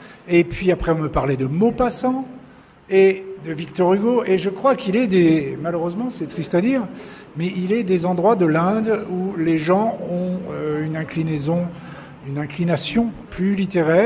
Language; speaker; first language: French; native; French